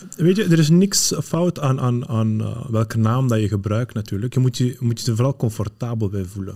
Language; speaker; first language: Dutch; early bilingual, other home language; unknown